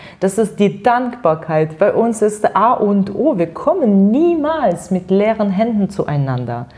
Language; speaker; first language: German; non-native, fluent; Russian